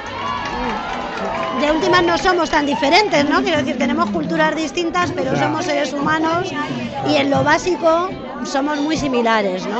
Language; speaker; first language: Spanish; native; Spanish